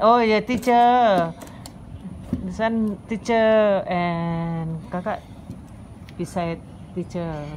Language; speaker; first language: English; non-native, learner; Javanese